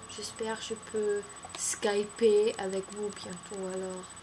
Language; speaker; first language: French; non-native, learner; English